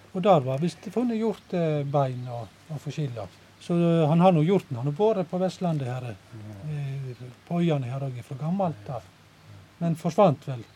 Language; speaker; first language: Norwegian; native; Norwegian